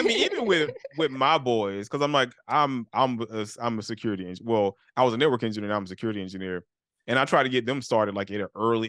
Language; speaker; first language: English; native; English